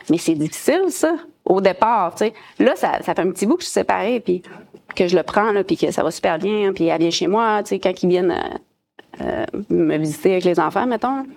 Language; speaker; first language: French; native; French